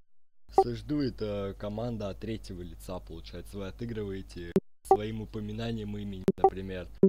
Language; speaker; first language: Russian; native; Russian